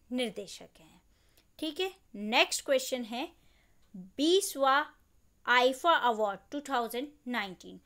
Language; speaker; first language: Hindi; native; Hindi